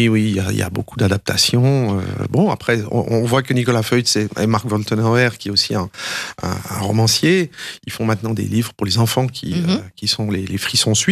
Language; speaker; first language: French; native; French